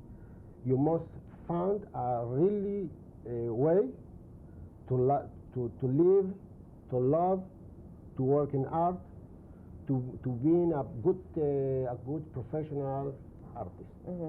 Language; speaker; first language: English; non-native, learner; Spanish